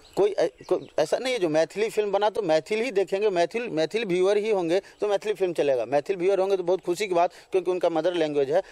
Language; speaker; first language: Hindi; non-native, local second language; Maithili